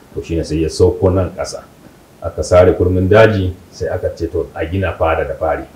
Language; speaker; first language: Hausa; non-native, local second language; Kanuri